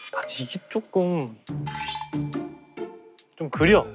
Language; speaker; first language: Korean; native; Korean